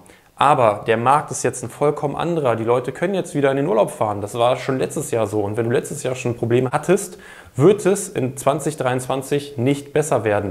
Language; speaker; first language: German; native; German